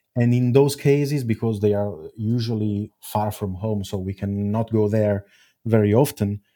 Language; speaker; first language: English; non-native, fluent; Italian